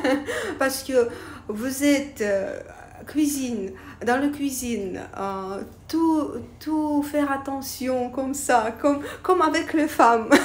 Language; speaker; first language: French; non-native, learner; Russian